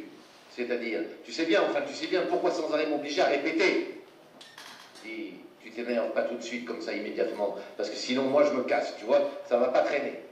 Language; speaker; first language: French; native; French